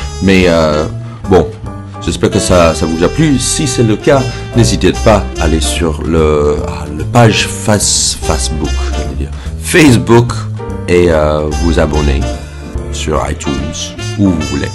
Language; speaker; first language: French; non-native, fluent; English